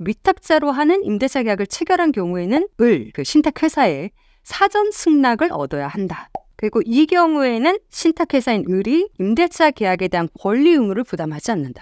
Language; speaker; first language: Korean; native; Korean